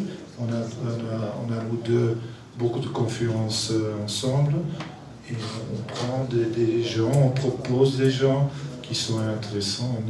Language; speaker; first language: French; non-native, learner; Dutch